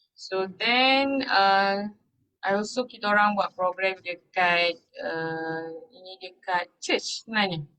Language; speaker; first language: Malay; non-native, local second language; Tamil